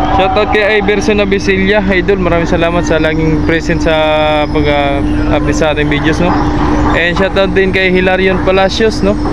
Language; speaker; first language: Filipino; non-native, local second language; Cebuano